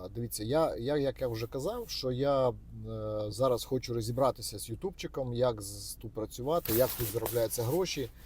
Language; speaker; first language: Ukrainian; native; Ukrainian